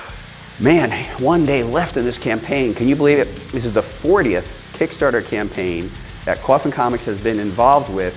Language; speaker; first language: English; native; English